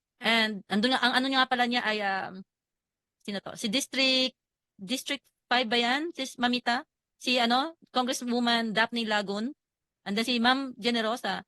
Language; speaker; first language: Filipino; native; Filipino